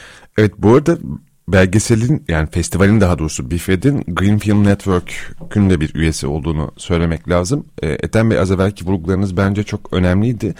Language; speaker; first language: Turkish; native; Turkish